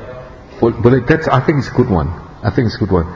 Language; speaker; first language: English; non-native, fluent; Indonesian